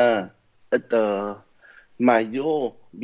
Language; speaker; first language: Russian; non-native, learner; Vietnamese